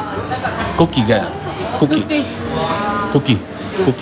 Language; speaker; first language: Japanese; non-native, learner; Indonesian